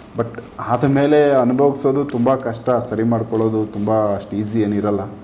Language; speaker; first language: Kannada; native; Kannada